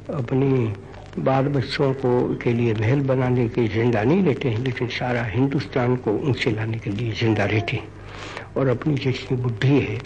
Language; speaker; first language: Hindi; non-native, local second language; Gujarati